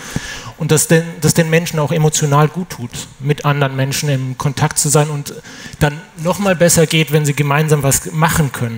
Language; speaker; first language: German; native; German